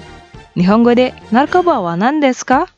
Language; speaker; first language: Japanese; non-native, fluent; Indonesian